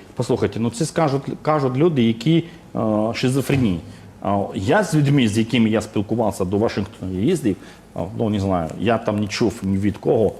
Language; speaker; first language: Ukrainian; native; Ukrainian